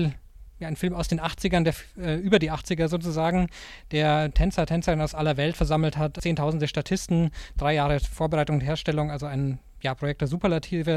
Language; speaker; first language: German; native; German